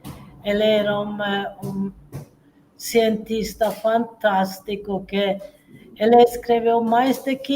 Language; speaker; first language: Portuguese; non-native, fluent; Swedish